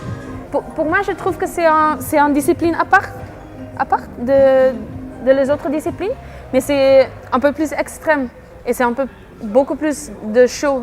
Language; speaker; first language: French; non-native, fluent; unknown